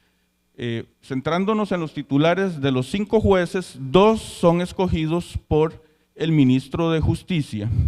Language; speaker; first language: Spanish; native; Spanish